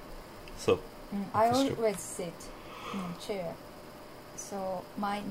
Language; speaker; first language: English; non-native, learner; Japanese